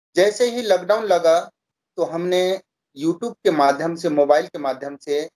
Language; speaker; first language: Hindi; native; Hindi